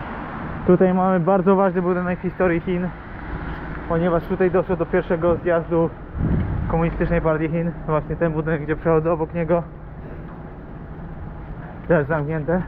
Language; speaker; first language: Polish; native; Polish